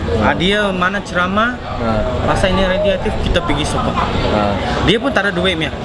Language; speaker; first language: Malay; non-native, local second language; Cantonese